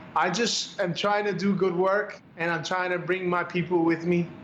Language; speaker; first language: English; early bilingual, other home language; Spanish